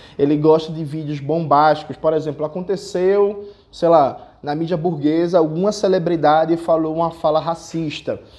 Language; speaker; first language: Portuguese; native; Portuguese